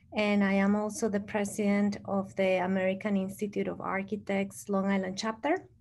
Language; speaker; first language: English; non-native, fluent; Spanish